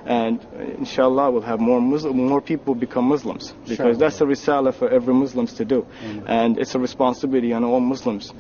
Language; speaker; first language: English; non-native, fluent; Arabic